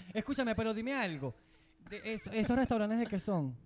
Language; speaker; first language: Spanish; native; Spanish